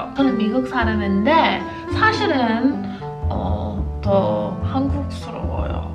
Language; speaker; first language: Korean; non-native, fluent; English